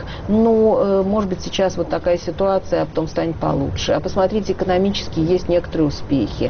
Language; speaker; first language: Russian; native; Russian